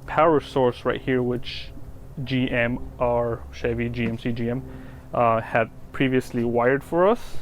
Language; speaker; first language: English; native; English